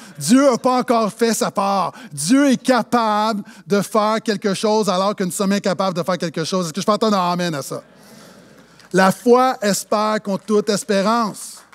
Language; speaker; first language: French; native; French